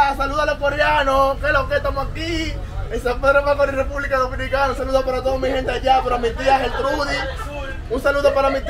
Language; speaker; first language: Spanish; native; Spanish